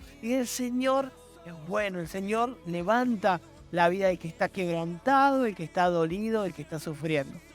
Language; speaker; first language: Spanish; native; Spanish